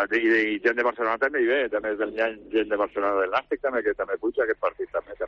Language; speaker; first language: Catalan; native; Catalan